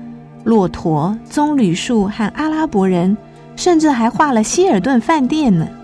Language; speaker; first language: Chinese; native; Chinese